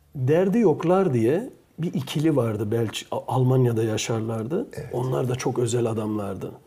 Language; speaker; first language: Turkish; early bilingual, heritage; Turkish